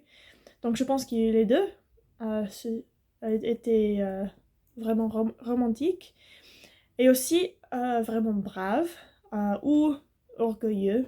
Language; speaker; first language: French; non-native, learner; English